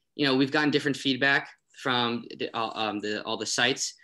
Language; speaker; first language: English; native; English